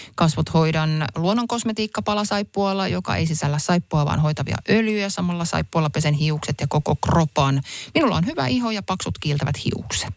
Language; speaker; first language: Finnish; native; Finnish